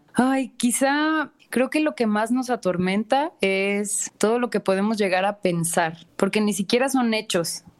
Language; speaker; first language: Spanish; native; Spanish